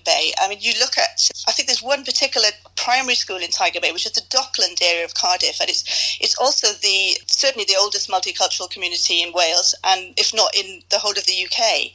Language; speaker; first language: English; native; English